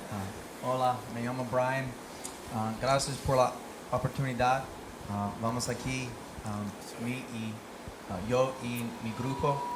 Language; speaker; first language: Spanish; non-native, learner; English